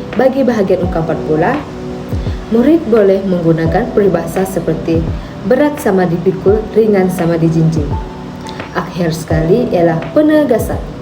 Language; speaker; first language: Malay; non-native, local second language; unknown